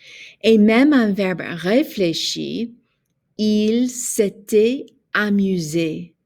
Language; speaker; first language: French; non-native, fluent; English